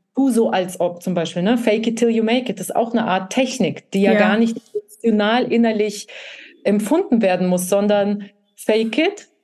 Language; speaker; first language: German; early bilingual, other home language; Russian